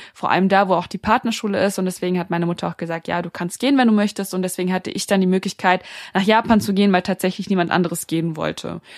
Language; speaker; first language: German; native; German